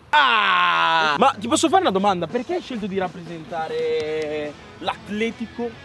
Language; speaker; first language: Italian; native; Italian